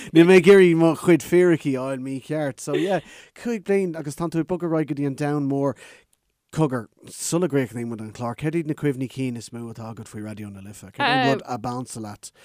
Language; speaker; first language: Irish; non-native, local second language; English